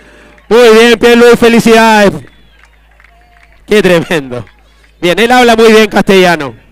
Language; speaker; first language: Spanish; native; Spanish